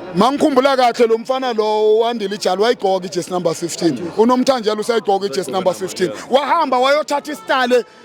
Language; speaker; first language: Zulu; native; Zulu